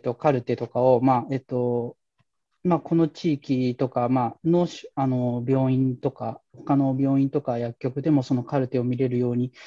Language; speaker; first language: Japanese; native; Japanese